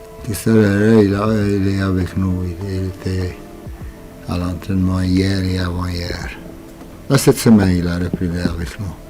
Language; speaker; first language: French; non-native, fluent; Romanian